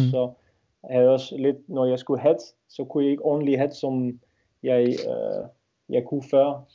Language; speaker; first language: Danish; non-native, fluent; Dutch